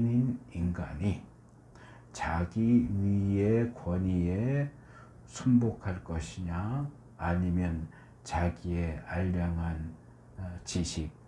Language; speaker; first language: Korean; native; Korean